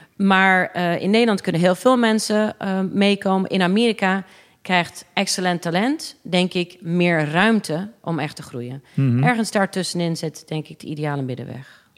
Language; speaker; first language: Dutch; early bilingual, other home language; English